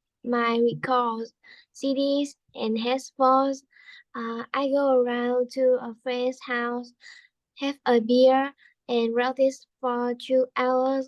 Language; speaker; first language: English; non-native, learner; Vietnamese